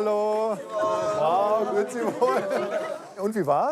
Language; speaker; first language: German; native; German